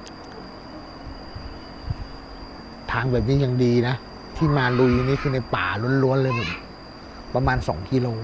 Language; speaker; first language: Thai; native; Thai